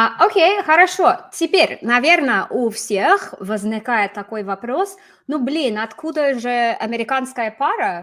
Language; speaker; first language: Russian; non-native, fluent; English